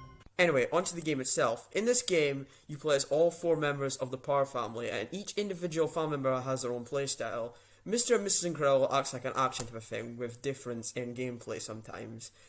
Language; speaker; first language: English; native; English